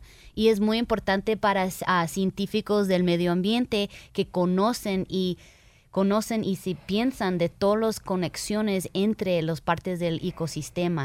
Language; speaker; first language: Spanish; early bilingual, heritage; Spanish